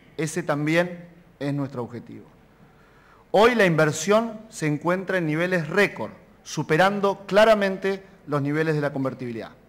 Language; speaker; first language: Spanish; native; Spanish